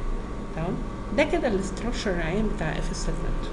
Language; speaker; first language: Arabic; native; Arabic